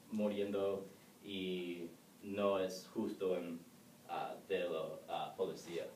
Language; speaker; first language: Spanish; non-native, learner; English